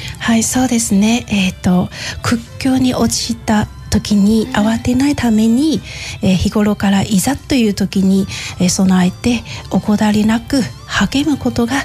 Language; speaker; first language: Japanese; non-native, fluent; Chinese